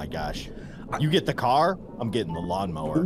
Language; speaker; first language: English; native; English